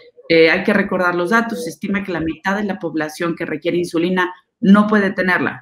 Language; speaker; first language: Spanish; native; Spanish